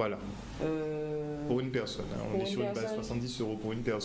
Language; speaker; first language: French; native; French